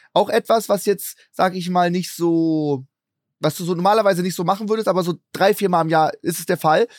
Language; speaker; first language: German; native; German